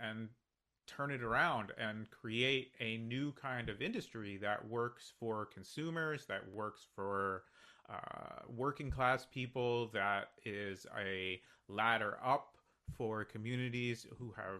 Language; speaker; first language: English; native; English